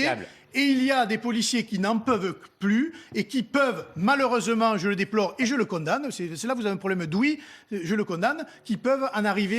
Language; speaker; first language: French; native; French